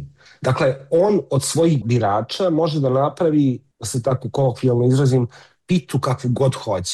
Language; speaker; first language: Serbian; native; Serbian